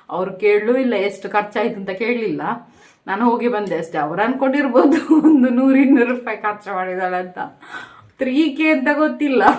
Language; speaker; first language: Kannada; non-native, local second language; Tulu